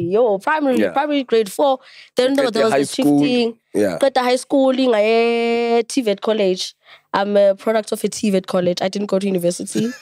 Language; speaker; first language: English; non-native, local second language; Xhosa